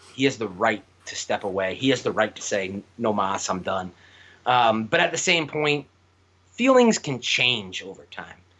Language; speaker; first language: English; native; English